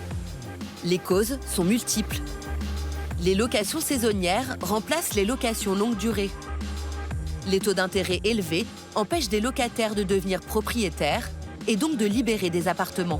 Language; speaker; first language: French; native; French